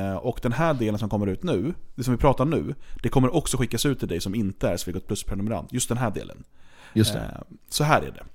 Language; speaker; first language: Swedish; native; Swedish